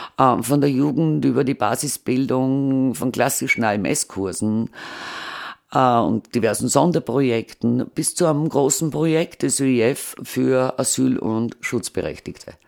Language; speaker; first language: German; native; German